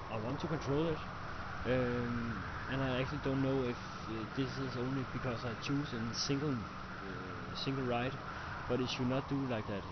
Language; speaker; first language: English; non-native, fluent; Danish